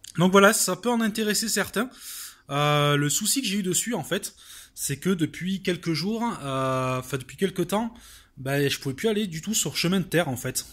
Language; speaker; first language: French; native; French